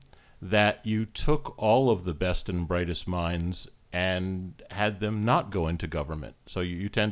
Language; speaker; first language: English; native; English